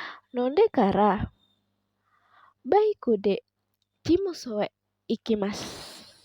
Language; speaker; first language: Japanese; non-native, learner; Indonesian